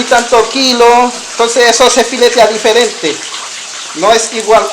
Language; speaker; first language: Spanish; non-native, learner; Haitian Creole